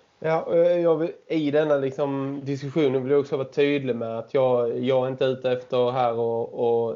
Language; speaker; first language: Swedish; native; Swedish